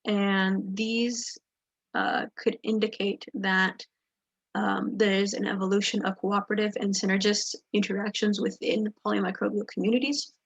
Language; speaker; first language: English; native; English